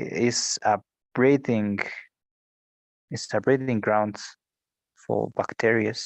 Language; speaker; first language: English; non-native, learner; Spanish